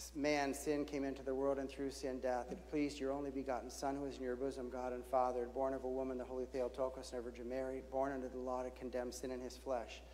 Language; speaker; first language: English; native; English